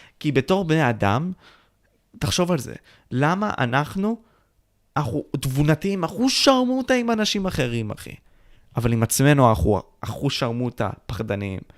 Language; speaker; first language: Hebrew; native; Hebrew